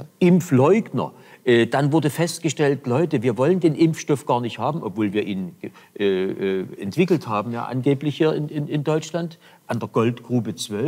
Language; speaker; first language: German; native; German